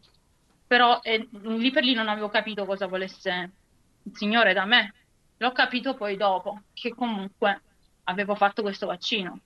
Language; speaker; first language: Italian; native; Italian